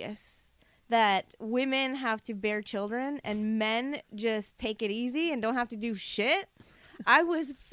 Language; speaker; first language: English; early bilingual, other home language; Korean